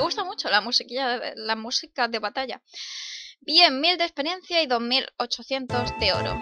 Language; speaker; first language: Spanish; native; Spanish